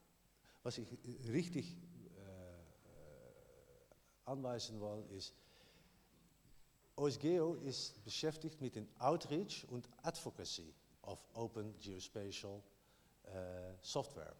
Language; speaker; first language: German; non-native, learner; Dutch